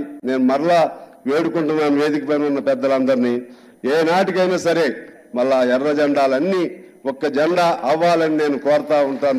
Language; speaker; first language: Telugu; native; Telugu